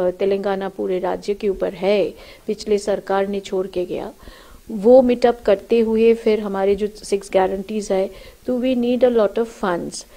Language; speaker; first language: Hindi; non-native, local second language; Bangla